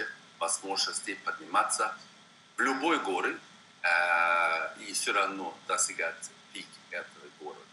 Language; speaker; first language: Russian; non-native, fluent; Swedish